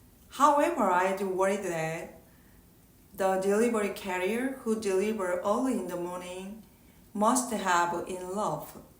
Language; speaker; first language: English; non-native, learner; Korean